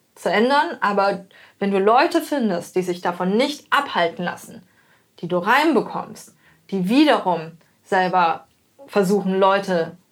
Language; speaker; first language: German; native; German